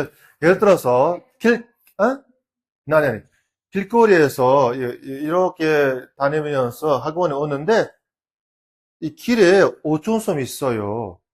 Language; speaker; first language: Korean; non-native, fluent; Uzbek